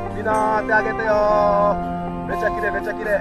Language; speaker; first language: Japanese; non-native, learner; Indonesian